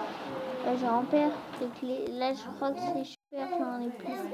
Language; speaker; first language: French; native; French